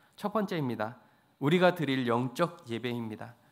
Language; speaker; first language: Korean; native; Korean